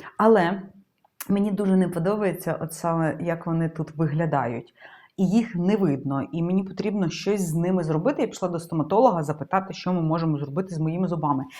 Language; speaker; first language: Ukrainian; non-native, local second language; Russian